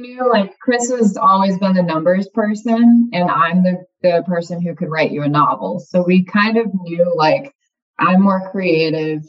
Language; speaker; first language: English; native; English